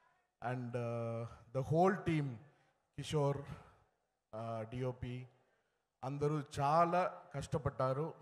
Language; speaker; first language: Telugu; non-native, learner; Tamil